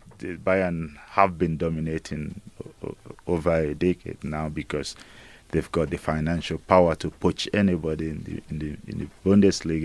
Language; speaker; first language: English; non-native, local second language; Igbo